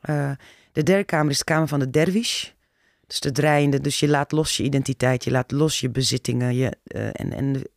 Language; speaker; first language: Dutch; early bilingual, other home language; Turkish